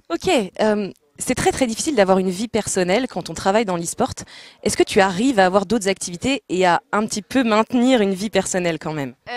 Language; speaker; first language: French; native; French